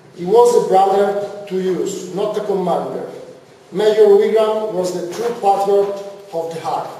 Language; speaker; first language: English; non-native, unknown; Italian